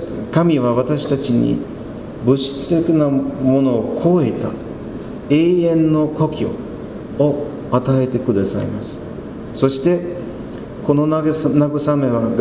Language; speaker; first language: Japanese; non-native, fluent; German